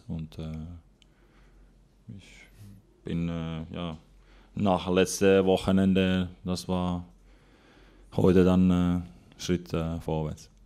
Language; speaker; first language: German; non-native, fluent; Finnish